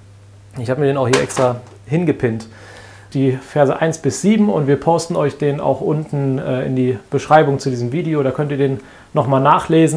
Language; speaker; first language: German; native; German